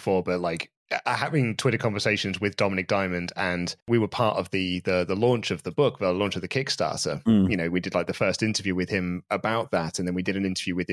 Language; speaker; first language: English; native; English